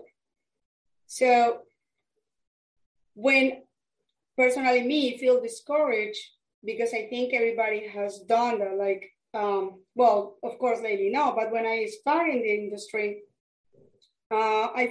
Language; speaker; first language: English; non-native, fluent; Spanish